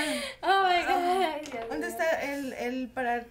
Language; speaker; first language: Spanish; early bilingual, heritage; Spanish